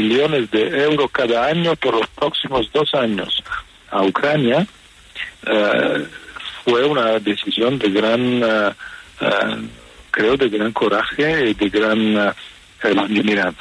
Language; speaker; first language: Spanish; non-native, fluent; Italian